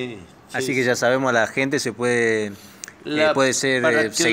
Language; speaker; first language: Spanish; native; Spanish